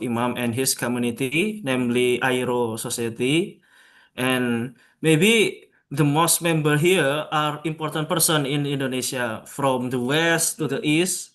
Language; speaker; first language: English; non-native, local second language; Javanese